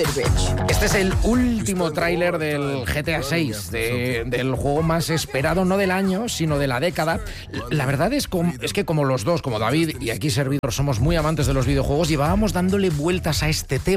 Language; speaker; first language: Spanish; native; Spanish